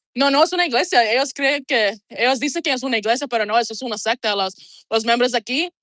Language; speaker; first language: Spanish; non-native, learner; English